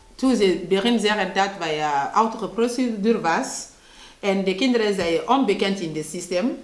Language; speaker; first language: Dutch; non-native, learner; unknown